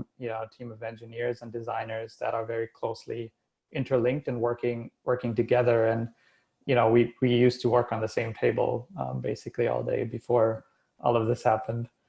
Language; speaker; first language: English; non-native, fluent; German